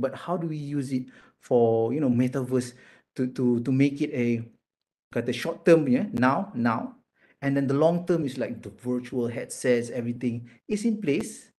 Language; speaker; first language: English; non-native, local second language; Malay